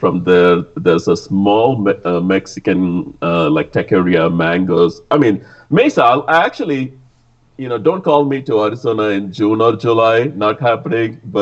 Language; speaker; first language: English; non-native, local second language; Tamil